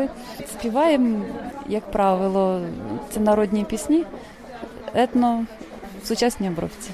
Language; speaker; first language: Ukrainian; native; Ukrainian